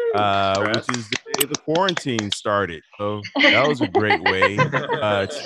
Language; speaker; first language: English; native; English